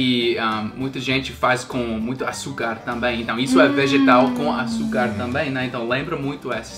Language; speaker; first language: Portuguese; non-native, fluent; English